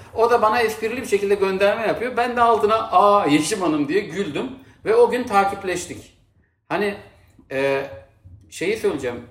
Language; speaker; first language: Turkish; native; Turkish